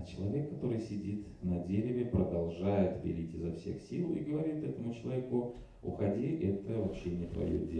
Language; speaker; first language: Russian; native; Russian